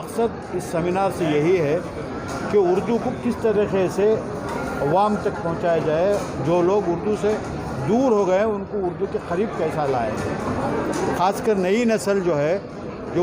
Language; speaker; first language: Urdu; native; Urdu